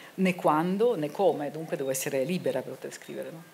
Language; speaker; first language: Italian; native; Italian